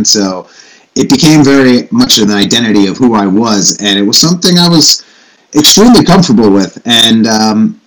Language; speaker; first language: English; native; English